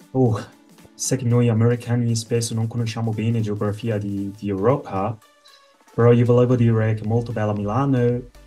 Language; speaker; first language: Italian; native; Italian